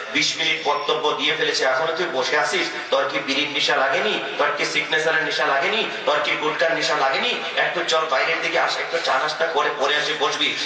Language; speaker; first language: Bangla; non-native, local second language; Assamese